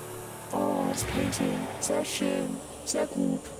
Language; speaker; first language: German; non-native, learner; English